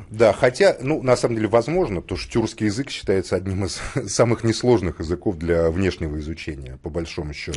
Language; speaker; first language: Russian; native; Russian